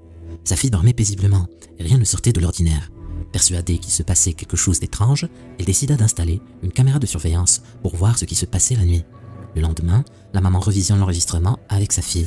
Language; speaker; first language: French; native; French